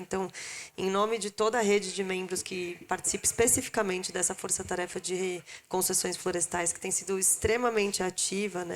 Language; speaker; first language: Portuguese; native; Portuguese